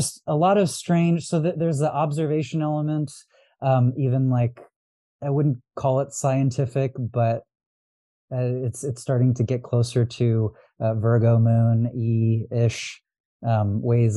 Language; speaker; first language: English; early bilingual, other home language; Arabic